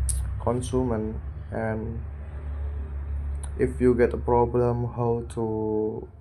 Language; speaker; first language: English; non-native, learner; Indonesian